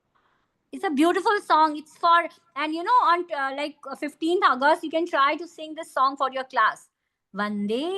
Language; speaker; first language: English; non-native, fluent; Hindi